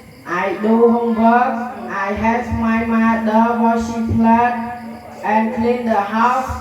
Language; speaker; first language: English; non-native, learner; Khmer